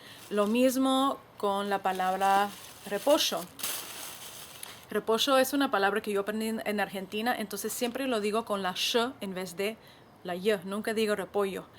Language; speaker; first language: Spanish; non-native, fluent; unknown